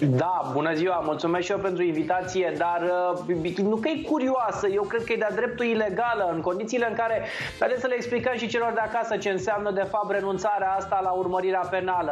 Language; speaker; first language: Romanian; native; Romanian